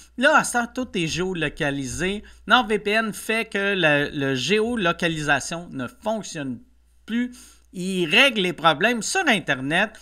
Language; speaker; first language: French; native; French